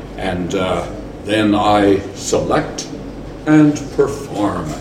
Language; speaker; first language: English; native; English